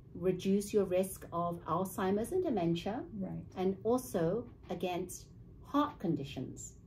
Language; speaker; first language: English; native; English